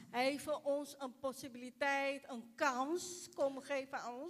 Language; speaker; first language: Dutch; non-native, local second language; Papiamento